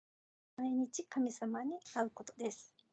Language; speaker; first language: Japanese; non-native, fluent; Korean